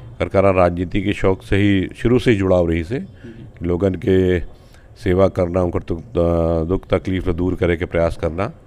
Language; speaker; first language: Hindi; native; Hindi